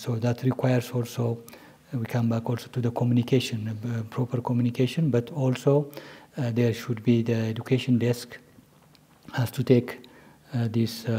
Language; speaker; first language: English; non-native, local second language; Amharic